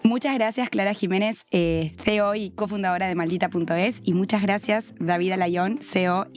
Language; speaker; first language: Spanish; native; Spanish